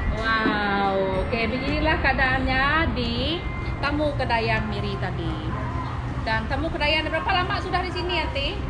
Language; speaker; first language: Malay; non-native, local second language; Iban